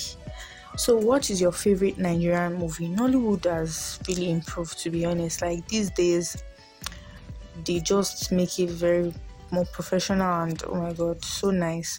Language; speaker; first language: English; non-native, local second language; Yoruba